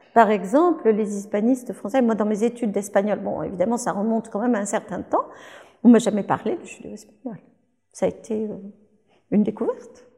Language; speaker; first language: French; native; French